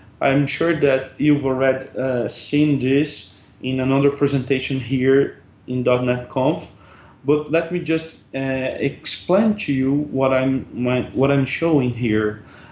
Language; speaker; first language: English; non-native, fluent; Portuguese